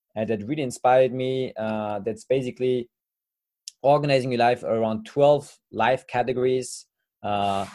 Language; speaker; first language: English; non-native, fluent; French